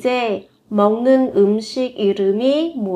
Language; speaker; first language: Korean; non-native, fluent; Vietnamese